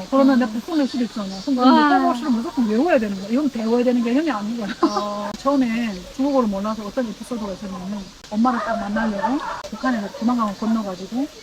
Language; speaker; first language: Korean; native; Korean